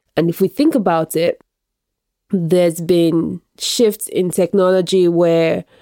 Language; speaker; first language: English; non-native, local second language; Yoruba